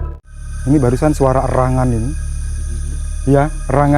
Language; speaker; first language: Indonesian; non-native, local second language; Javanese